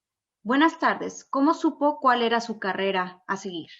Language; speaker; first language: Spanish; native; Spanish